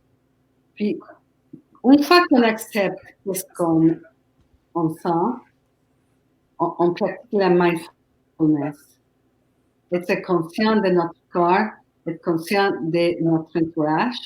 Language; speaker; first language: French; non-native, fluent; Spanish